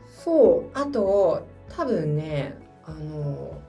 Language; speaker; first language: Japanese; non-native, fluent; Chinese